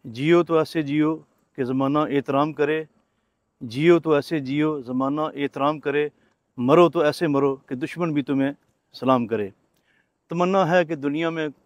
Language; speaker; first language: Urdu; non-native, local second language; Pahari-Potwari